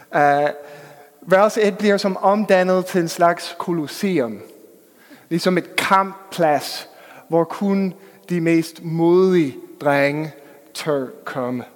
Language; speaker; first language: Danish; non-native, fluent; English